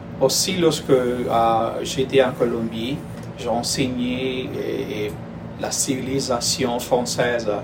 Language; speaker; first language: French; non-native, fluent; Spanish